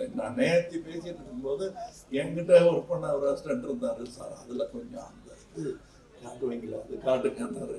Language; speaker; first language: Tamil; native; Tamil